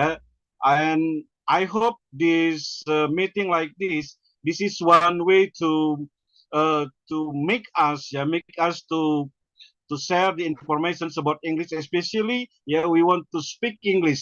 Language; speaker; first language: English; non-native, learner; Indonesian